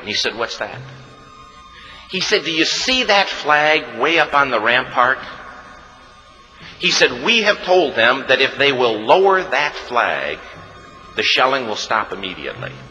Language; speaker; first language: English; native; English